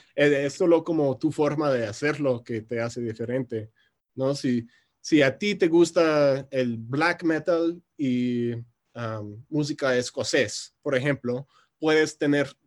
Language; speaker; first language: Spanish; non-native, fluent; English